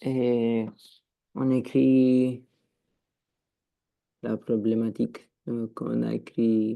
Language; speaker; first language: French; non-native, learner; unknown